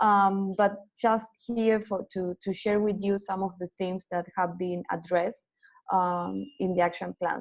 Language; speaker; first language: English; non-native, fluent; Spanish